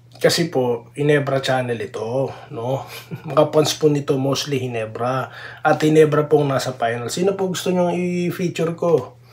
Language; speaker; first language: Filipino; native; Filipino